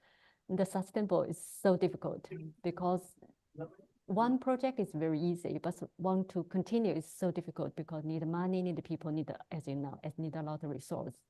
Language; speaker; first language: English; non-native, learner; Chinese